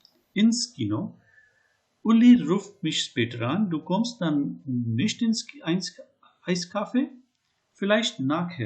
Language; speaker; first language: German; non-native, learner; Hindi